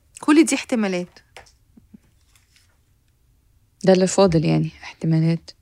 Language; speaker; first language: Arabic; native; Arabic